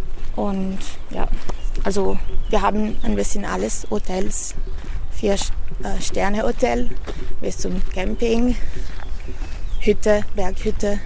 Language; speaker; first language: German; non-native, fluent; Italian